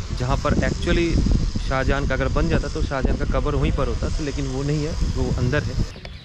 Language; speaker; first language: Hindi; non-native, local second language; Bangla